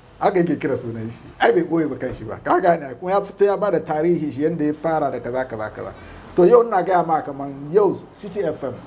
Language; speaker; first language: Hausa; non-native, local second language; Fula